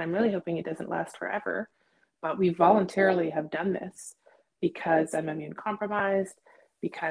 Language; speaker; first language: English; native; English